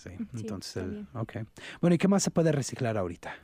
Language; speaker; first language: Spanish; native; Spanish